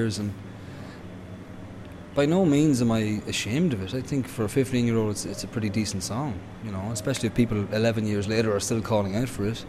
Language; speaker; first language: English; native; English